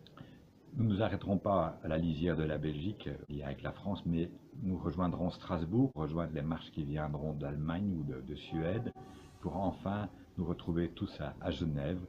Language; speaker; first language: French; native; French